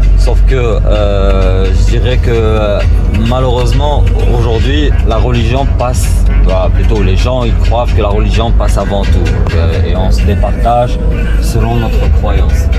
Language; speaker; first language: French; non-native, local second language; Arabic